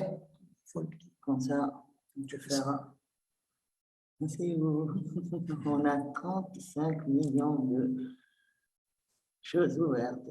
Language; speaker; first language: French; non-native, fluent; Italian